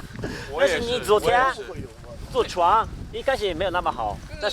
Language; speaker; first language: Chinese; non-native, fluent; Japanese